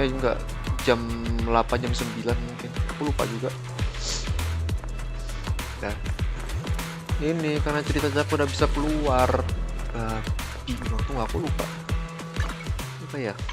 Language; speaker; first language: Indonesian; native; Indonesian